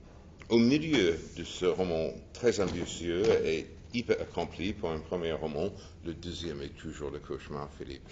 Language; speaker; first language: French; non-native, fluent; English